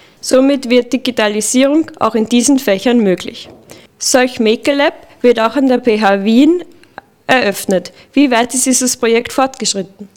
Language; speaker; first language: German; native; German